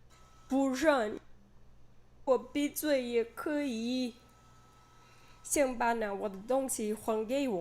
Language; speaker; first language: Chinese; non-native, learner; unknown